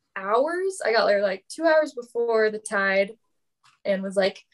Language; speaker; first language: English; native; English